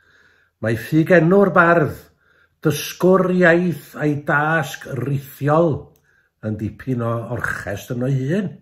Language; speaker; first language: Welsh; native; Welsh